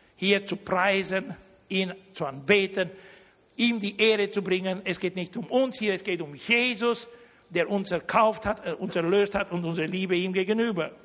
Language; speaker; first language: German; early bilingual, heritage; Romanian